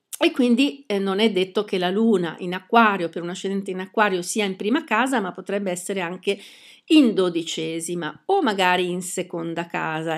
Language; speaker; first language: Italian; native; Italian